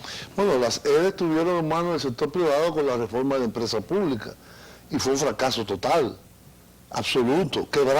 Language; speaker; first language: Spanish; native; Spanish